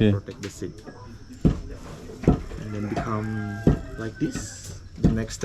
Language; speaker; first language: English; non-native, local second language; Indonesian